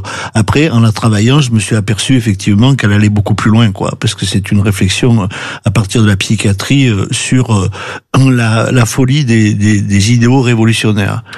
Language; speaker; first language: French; native; French